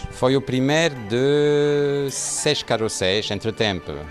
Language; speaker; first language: Portuguese; non-native, fluent; French